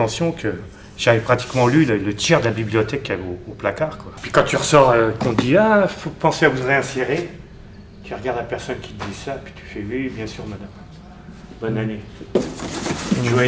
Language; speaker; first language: French; native; French